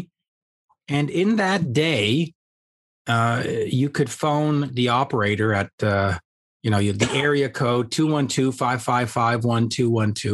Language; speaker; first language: English; native; English